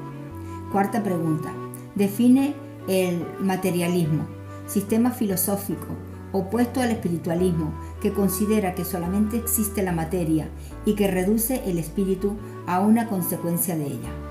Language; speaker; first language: Spanish; native; Spanish